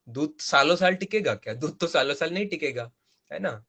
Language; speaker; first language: Hindi; non-native, local second language; Marathi